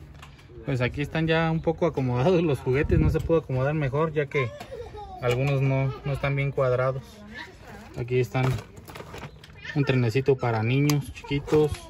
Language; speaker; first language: Spanish; native; Spanish